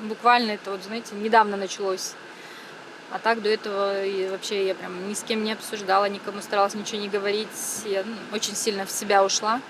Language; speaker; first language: Russian; native; Russian